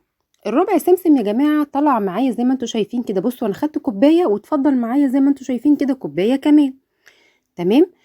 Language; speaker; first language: Arabic; native; Arabic